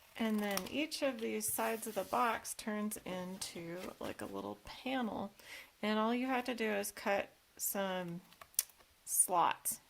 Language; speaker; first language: English; native; English